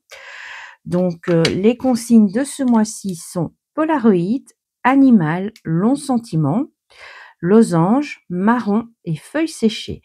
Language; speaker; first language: French; native; French